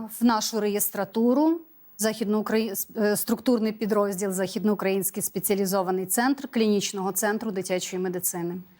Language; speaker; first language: Ukrainian; native; Ukrainian